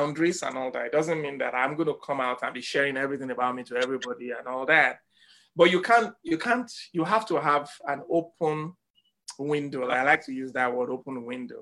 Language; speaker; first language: English; non-native, local second language; Yoruba